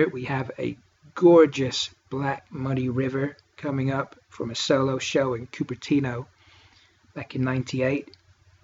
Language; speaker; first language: English; native; English